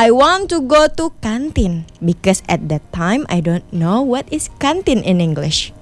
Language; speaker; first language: English; non-native, fluent; Indonesian